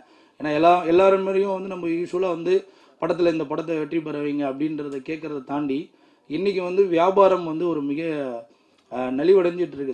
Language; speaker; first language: Tamil; native; Tamil